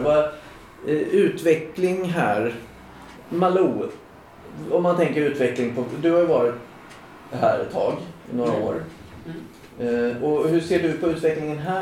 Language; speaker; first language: Swedish; native; Swedish